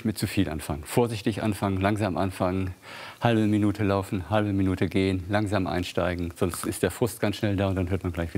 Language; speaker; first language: German; native; German